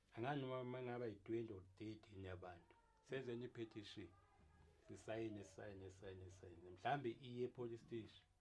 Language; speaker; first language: Zulu; native; Zulu